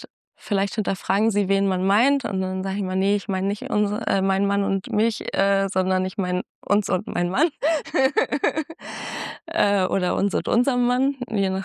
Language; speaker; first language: German; native; German